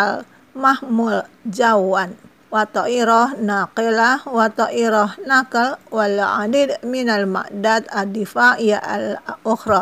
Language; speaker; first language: Arabic; non-native, fluent; Indonesian